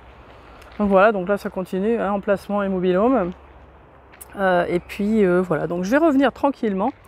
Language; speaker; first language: French; native; French